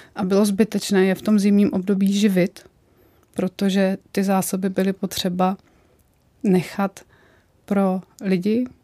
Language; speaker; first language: Czech; native; Czech